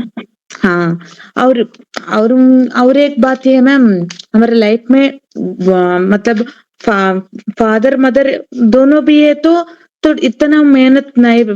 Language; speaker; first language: Hindi; non-native, learner; Telugu